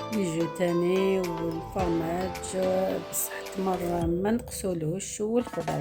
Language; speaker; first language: Arabic; non-native, local second language; Kabyle